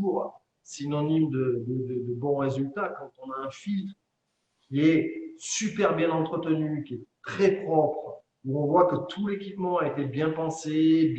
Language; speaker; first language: French; native; French